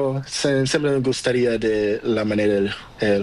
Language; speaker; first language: Spanish; non-native, learner; Portuguese